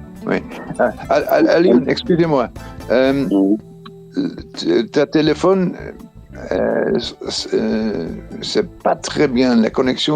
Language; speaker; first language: French; non-native, fluent; Dutch